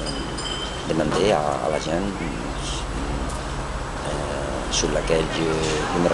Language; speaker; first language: French; non-native, learner; Spanish